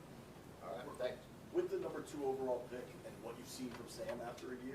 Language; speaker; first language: English; native; English